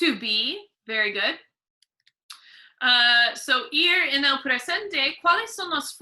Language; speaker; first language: Spanish; non-native, fluent; English